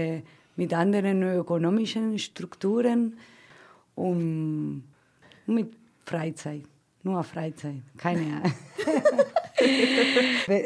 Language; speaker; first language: German; non-native, fluent; Spanish